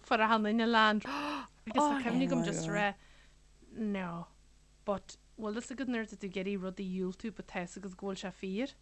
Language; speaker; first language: Irish; native; Irish